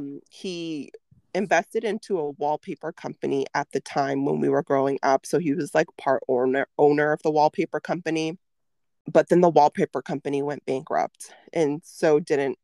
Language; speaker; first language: English; early bilingual, other home language; Spanish